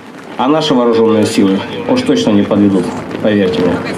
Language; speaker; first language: Russian; native; Russian